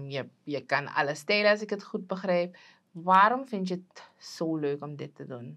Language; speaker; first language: Dutch; native; Dutch